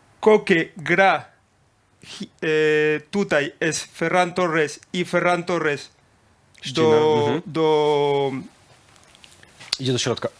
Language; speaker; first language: Polish; non-native, learner; Spanish